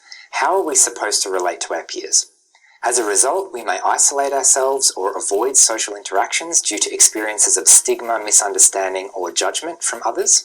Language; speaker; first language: English; native; English